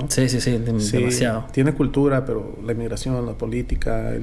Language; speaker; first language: Spanish; early bilingual, heritage; Spanish